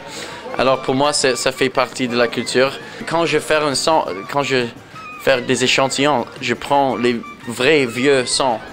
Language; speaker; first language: French; non-native, local second language; English